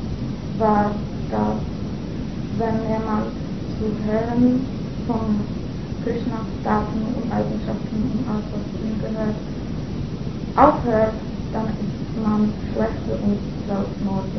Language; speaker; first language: German; non-native, fluent; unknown